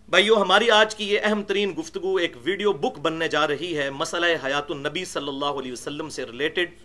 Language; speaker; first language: Urdu; non-native, local second language; Punjabi